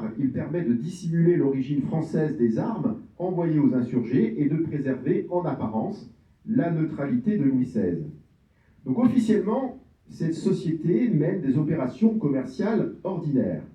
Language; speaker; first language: French; native; French